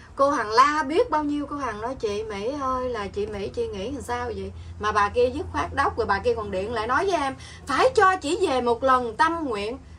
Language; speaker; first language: Vietnamese; native; Vietnamese